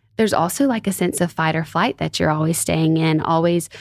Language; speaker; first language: English; native; English